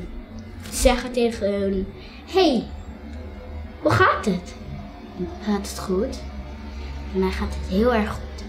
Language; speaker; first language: Dutch; early bilingual, other home language; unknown